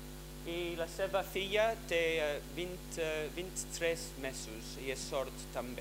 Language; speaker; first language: Catalan; non-native, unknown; English